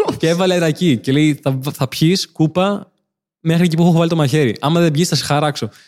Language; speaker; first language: Greek; early bilingual, other home language; Albanian